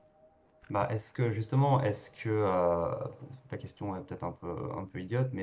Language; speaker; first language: French; native; French